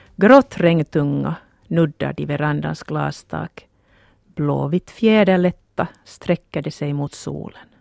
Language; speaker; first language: Swedish; native; Swedish